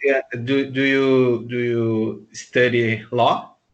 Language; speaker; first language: English; non-native, learner; Portuguese